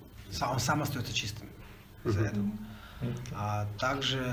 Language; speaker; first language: Russian; native; Russian